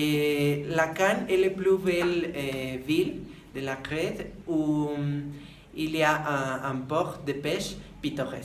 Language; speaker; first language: French; non-native, learner; Spanish